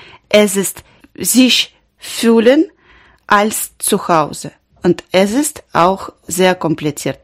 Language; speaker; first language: German; non-native, learner; Ukrainian